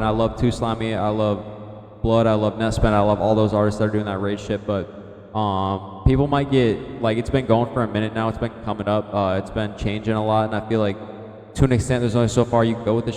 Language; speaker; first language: English; native; English